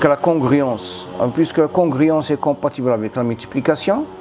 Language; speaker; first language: French; non-native, local second language; Arabic